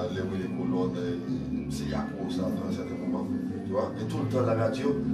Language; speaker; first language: French; native; French